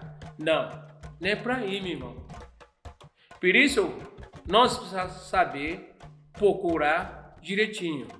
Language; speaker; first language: Portuguese; non-native, learner; Yoruba